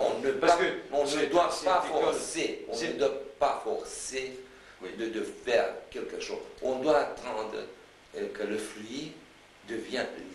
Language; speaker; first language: French; non-native, fluent; Romanian